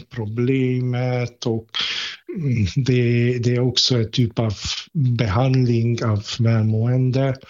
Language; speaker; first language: Swedish; non-native, fluent; Hungarian